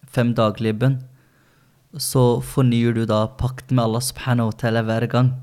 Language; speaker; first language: Norwegian; early bilingual, other home language; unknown